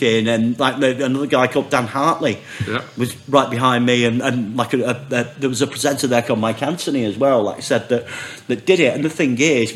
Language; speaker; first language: English; native; English